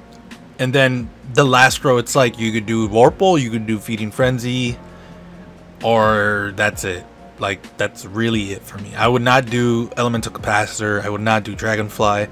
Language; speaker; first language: English; native; English